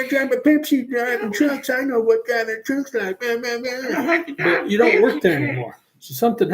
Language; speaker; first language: English; native; English